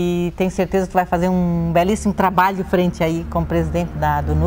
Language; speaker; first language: Portuguese; native; Portuguese